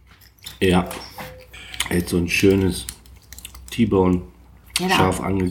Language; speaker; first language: German; native; German